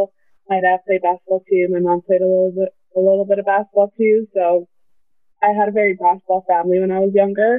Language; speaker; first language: English; native; English